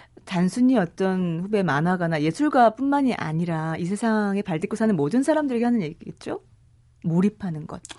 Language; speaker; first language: Korean; native; Korean